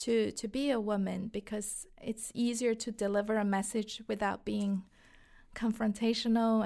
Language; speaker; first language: English; non-native, fluent; Chinese